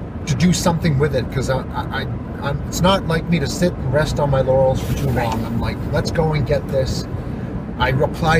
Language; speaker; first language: English; native; English